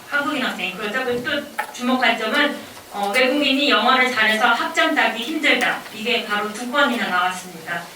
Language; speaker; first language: Korean; native; Korean